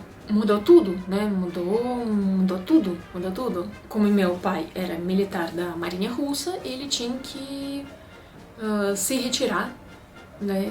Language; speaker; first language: Portuguese; non-native, fluent; Russian